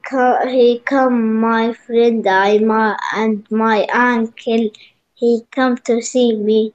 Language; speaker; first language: English; non-native, learner; Arabic